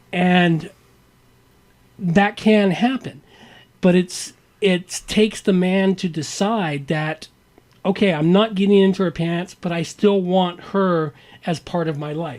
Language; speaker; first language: English; native; English